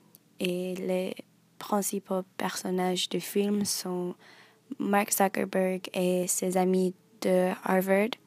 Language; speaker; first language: French; non-native, learner; English